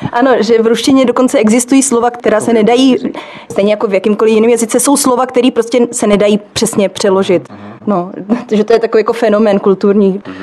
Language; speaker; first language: Czech; native; Czech